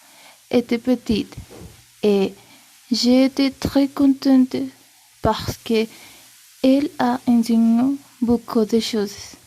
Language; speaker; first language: French; non-native, learner; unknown